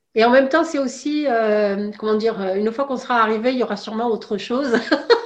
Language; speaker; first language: French; native; French